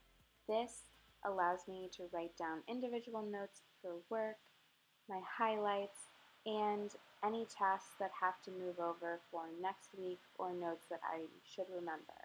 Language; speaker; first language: English; native; English